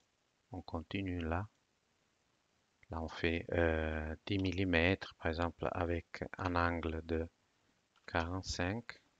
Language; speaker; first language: French; non-native, fluent; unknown